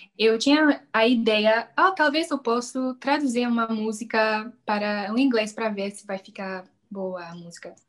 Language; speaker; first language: Portuguese; non-native, fluent; English